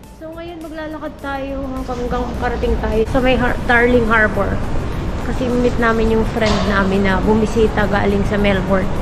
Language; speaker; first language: Filipino; native; Filipino